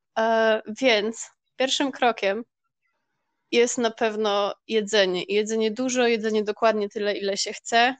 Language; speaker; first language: Polish; early bilingual, heritage; Polish